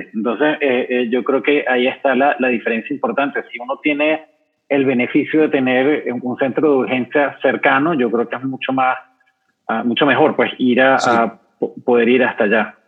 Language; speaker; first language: Spanish; native; Spanish